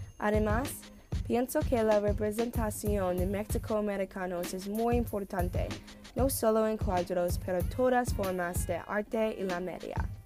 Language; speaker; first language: Spanish; non-native, learner; English